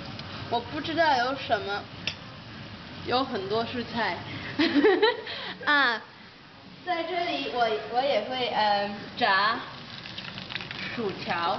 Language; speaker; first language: Chinese; non-native, learner; Dutch